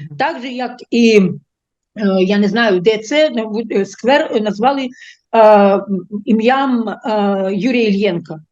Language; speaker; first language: Ukrainian; non-native, local second language; Russian